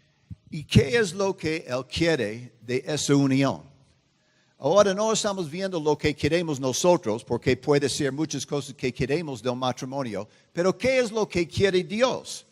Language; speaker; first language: Spanish; non-native, fluent; English